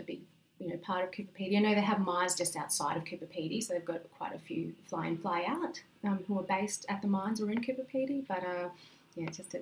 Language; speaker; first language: English; native; English